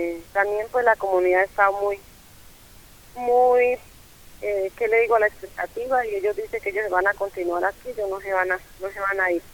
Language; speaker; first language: Spanish; native; Spanish